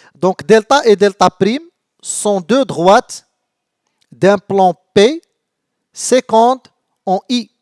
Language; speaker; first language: French; non-native, local second language; Arabic